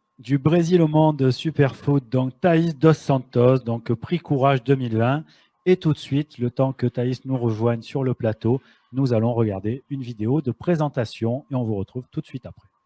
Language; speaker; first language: French; native; French